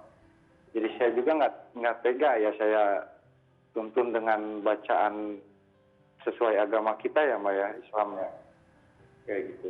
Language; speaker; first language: Indonesian; native; Indonesian